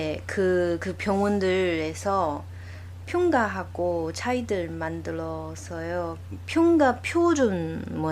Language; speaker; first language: Korean; non-native, learner; Chinese